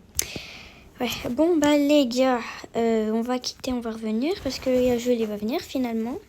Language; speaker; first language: French; native; French